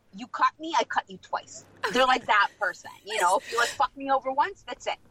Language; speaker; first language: English; non-native, fluent; Russian